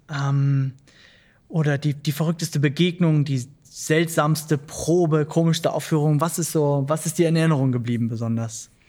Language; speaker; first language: German; native; German